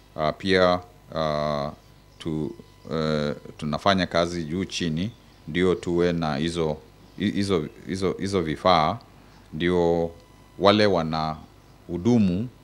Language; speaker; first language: Swahili; non-native, local second language; Kamba